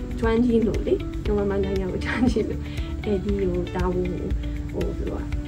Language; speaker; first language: Burmese; non-native, fluent; French